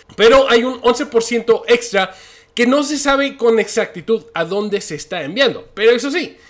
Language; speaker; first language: Spanish; native; Spanish